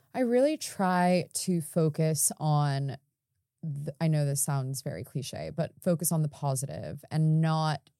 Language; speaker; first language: English; native; English